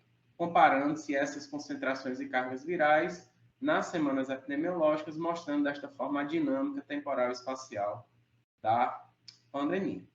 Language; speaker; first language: Portuguese; native; Portuguese